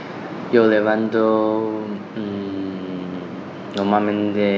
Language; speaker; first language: Spanish; non-native, learner; Chinese